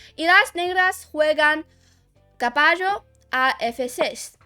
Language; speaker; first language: Spanish; non-native, learner; Chinese